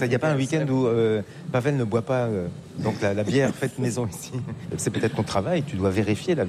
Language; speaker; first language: French; native; French